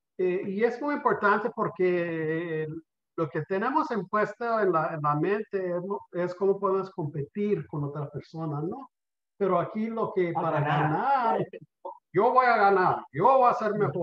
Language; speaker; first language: Spanish; early bilingual, heritage; Spanish